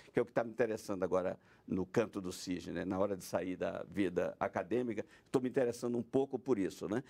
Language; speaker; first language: Portuguese; non-native, fluent; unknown